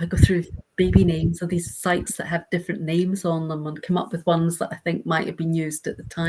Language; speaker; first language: English; native; English